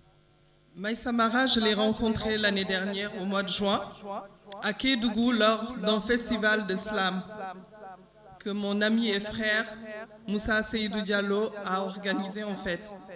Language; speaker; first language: French; non-native, local second language; Wolof